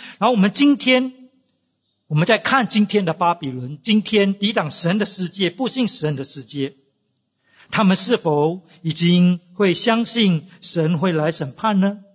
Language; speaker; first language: Chinese; native; Chinese